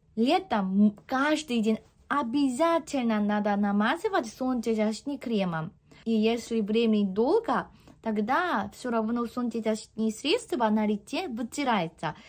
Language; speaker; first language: Russian; non-native, fluent; Korean